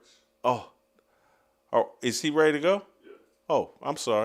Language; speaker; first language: English; native; English